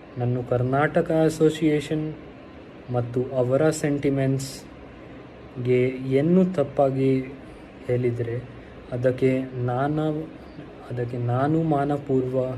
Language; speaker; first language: Kannada; non-native, learner; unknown